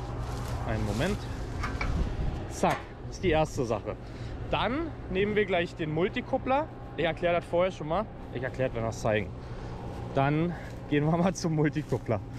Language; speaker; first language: German; native; German